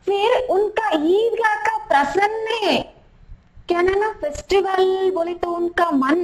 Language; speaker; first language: Hindi; non-native, local second language; Telugu